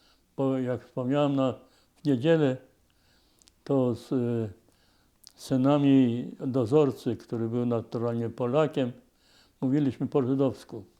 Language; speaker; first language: Polish; non-native, local second language; Yiddish